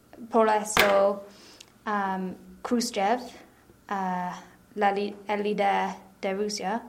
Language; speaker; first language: Spanish; non-native, learner; English